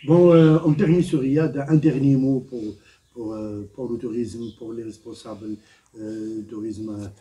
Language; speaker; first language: French; non-native, local second language; Arabic